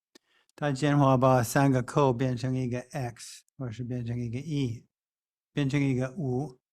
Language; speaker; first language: Chinese; non-native, fluent; English